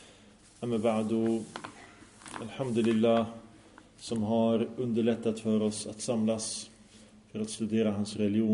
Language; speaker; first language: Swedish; early bilingual, other home language; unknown